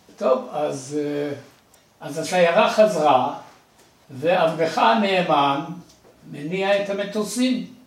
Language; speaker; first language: Hebrew; native; Hebrew